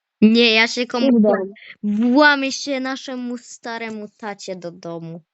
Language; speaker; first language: Polish; native; Polish